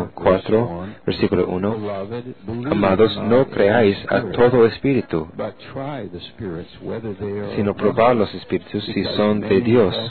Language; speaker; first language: Spanish; non-native, learner; English